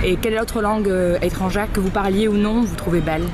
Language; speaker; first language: French; native; French